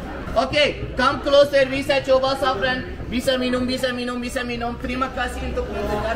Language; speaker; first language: Indonesian; non-native, learner; Turkish